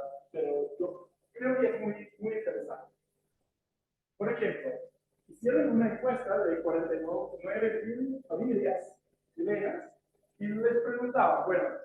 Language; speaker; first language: Spanish; non-native, fluent; English